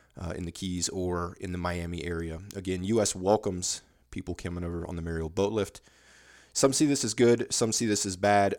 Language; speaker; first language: English; native; English